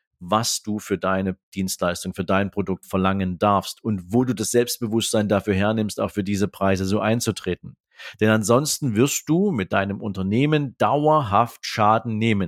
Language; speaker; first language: German; native; German